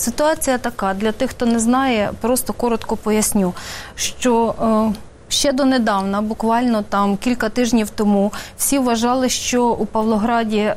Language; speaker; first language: Ukrainian; native; Ukrainian